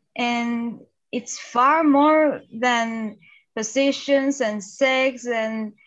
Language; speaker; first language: English; non-native, fluent; Spanish